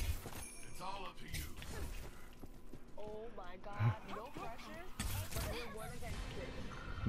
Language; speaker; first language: English; native; English